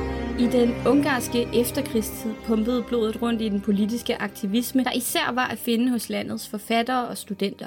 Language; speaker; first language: Danish; native; Danish